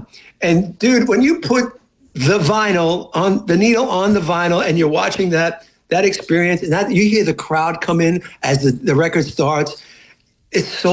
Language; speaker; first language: English; native; English